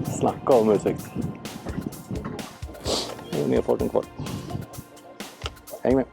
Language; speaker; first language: Swedish; native; Swedish